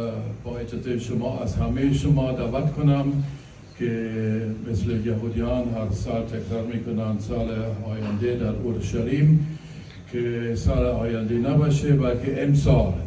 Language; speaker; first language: Persian; non-native, fluent; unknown